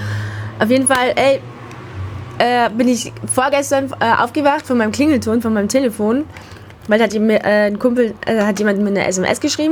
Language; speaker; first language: German; native; German